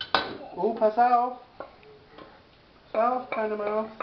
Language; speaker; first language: German; non-native, fluent; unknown